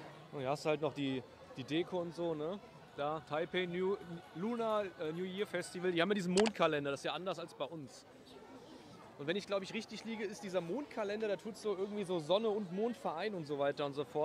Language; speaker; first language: German; native; German